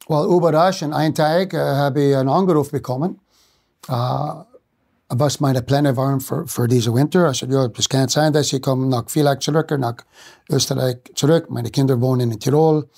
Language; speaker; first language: German; non-native, fluent; English